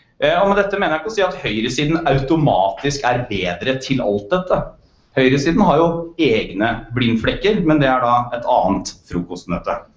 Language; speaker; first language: Norwegian; native; Norwegian